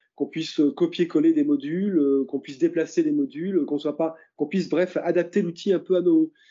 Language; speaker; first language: French; native; French